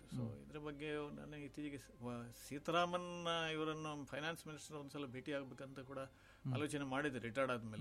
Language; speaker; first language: Kannada; non-native, local second language; Konkani